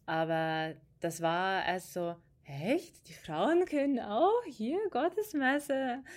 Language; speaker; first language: German; non-native, fluent; Ukrainian